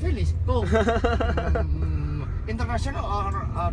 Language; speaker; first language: English; non-native, learner; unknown